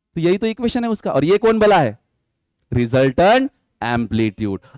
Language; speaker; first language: Hindi; non-native, local second language; Marathi